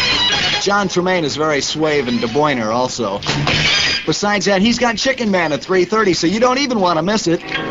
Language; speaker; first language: English; native; English